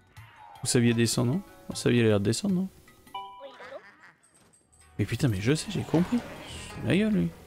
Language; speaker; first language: French; native; French